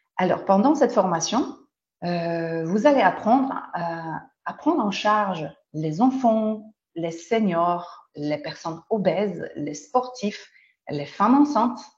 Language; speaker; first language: French; non-native, fluent; Polish